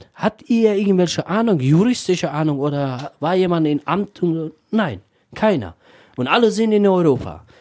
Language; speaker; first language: German; non-native, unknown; Tajik